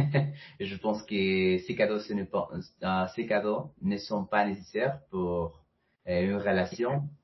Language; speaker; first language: French; non-native, fluent; Spanish